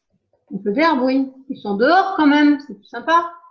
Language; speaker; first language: French; native; French